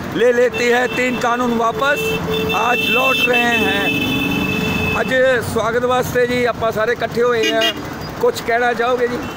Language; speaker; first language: Hindi; non-native, local second language; Punjabi